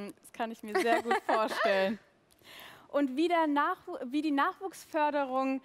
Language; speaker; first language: German; native; German